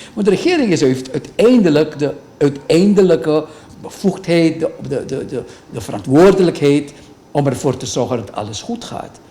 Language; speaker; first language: Dutch; native; Dutch